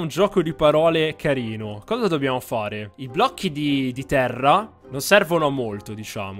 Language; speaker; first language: Italian; native; Italian